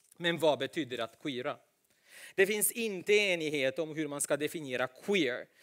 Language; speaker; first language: Swedish; non-native, fluent; Italian